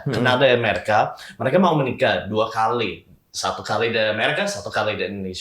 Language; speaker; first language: Indonesian; non-native, fluent; English